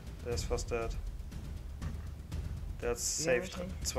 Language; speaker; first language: German; native; German